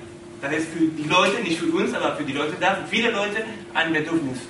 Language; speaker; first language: German; non-native, learner; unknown